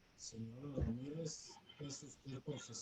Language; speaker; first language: Spanish; non-native, learner; Bulgarian